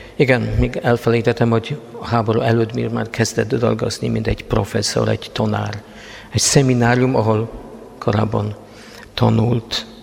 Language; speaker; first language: Hungarian; non-native, fluent; Polish